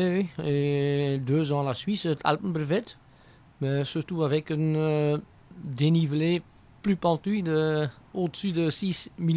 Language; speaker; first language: French; non-native, local second language; Dutch